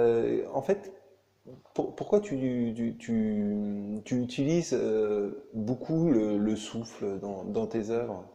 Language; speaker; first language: French; native; French